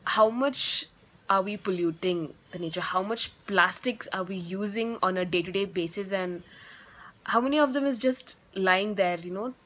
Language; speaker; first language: English; non-native, local second language; Tamil